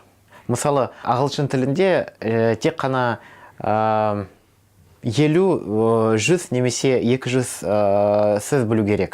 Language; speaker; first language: Kazakh; non-native, local second language; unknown